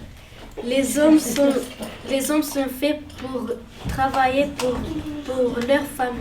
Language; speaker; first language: French; early bilingual, other home language; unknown